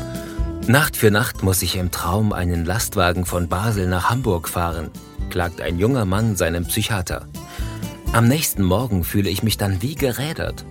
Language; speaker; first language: German; native; German